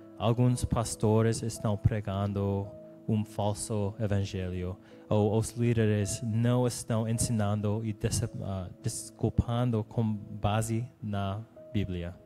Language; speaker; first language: Portuguese; non-native, learner; English